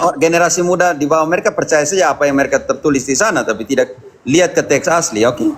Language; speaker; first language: Indonesian; native; Indonesian